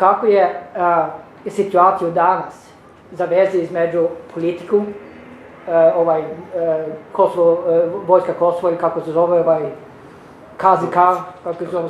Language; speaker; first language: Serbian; non-native, learner; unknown